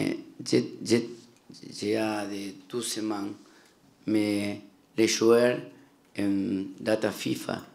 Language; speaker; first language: French; non-native, learner; Spanish